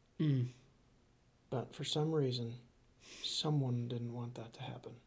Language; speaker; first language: English; native; English